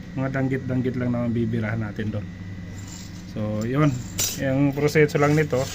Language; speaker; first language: Filipino; non-native, local second language; Bikol